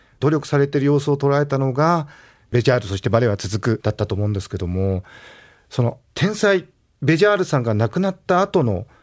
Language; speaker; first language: Japanese; native; Japanese